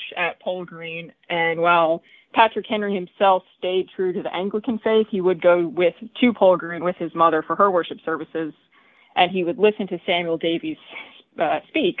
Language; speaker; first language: English; native; English